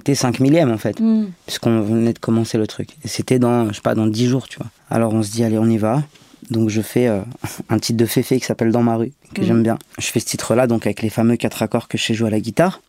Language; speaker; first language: French; native; French